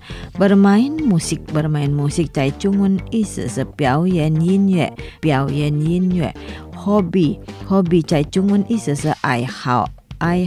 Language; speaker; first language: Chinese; non-native, fluent; Indonesian